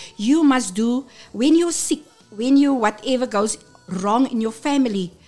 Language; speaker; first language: English; non-native, local second language; Afrikaans